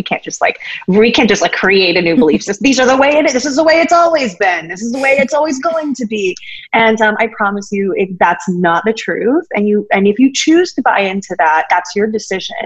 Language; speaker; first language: English; native; English